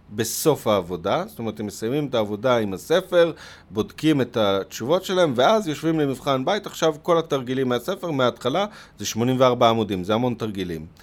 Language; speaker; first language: Hebrew; native; Hebrew